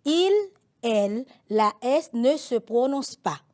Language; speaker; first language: French; non-native, fluent; Spanish